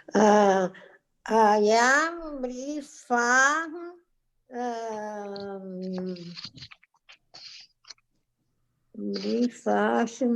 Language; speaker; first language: English; non-native, learner; Spanish